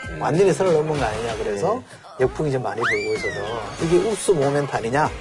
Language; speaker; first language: Korean; native; Korean